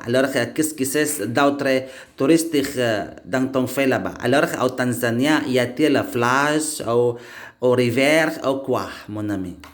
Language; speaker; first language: French; non-native, learner; Indonesian